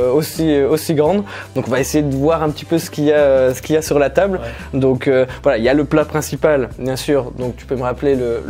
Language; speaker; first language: French; native; French